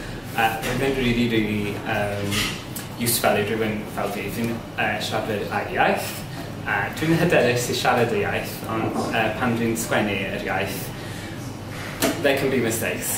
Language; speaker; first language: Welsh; non-native, learner; English